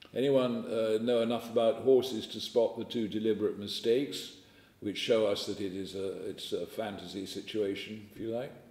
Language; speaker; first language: English; native; English